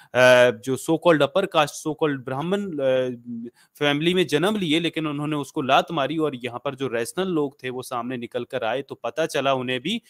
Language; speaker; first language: Hindi; native; Hindi